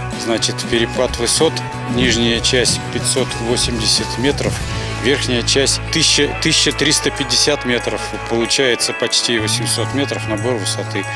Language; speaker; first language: Russian; native; Russian